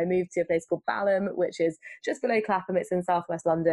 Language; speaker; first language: English; native; English